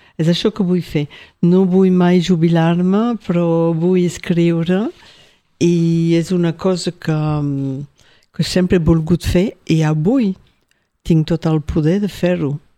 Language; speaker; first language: Catalan; non-native, local second language; French